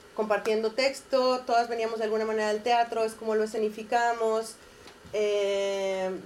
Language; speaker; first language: Spanish; native; Spanish